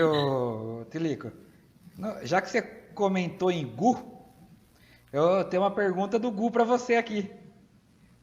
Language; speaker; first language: Portuguese; native; Portuguese